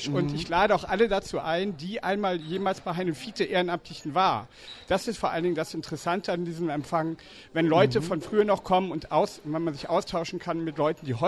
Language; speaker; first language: German; native; German